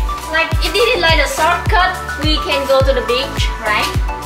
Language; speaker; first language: English; non-native, fluent; Vietnamese